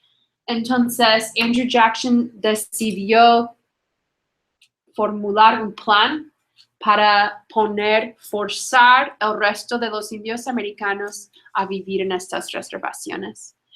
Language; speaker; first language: Spanish; non-native, fluent; English